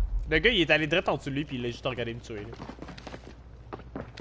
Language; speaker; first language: French; native; French